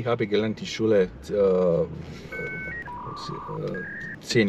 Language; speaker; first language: German; non-native, learner; Croatian